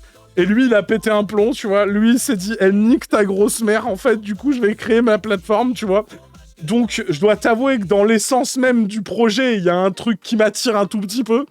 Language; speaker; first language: French; native; French